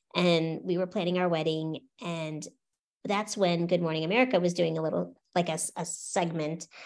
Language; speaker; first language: English; native; English